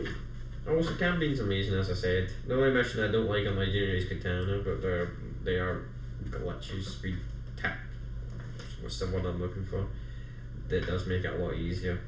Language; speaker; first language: English; native; English